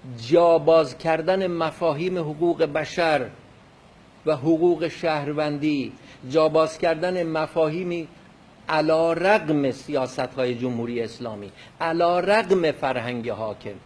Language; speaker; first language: Persian; non-native, local second language; Kurdish